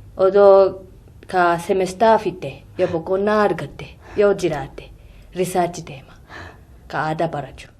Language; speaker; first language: Oromo; non-native, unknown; Japanese